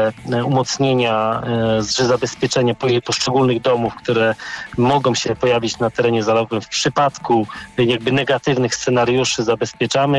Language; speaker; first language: Polish; native; Polish